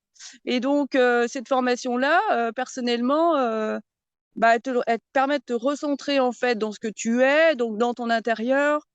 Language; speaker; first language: French; native; French